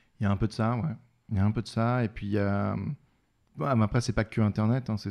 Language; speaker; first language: French; native; French